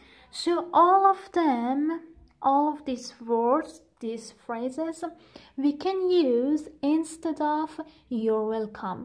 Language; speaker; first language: English; non-native, fluent; Persian